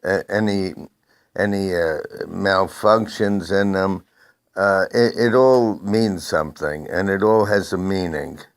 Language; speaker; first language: English; native; English